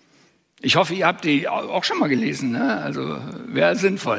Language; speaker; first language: German; native; German